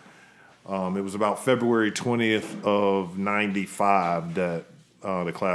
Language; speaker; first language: English; native; English